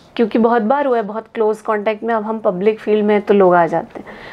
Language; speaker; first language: Hindi; native; Hindi